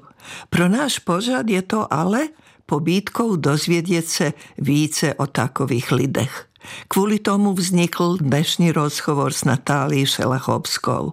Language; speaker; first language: Czech; non-native, fluent; Serbian